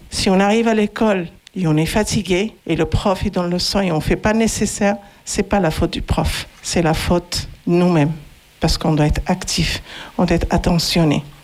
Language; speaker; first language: French; non-native, fluent; Arabic